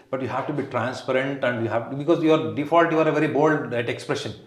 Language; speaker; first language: English; non-native, local second language; Telugu